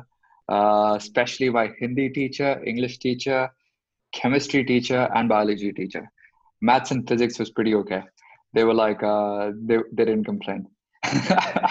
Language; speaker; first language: English; non-native, local second language; Hindi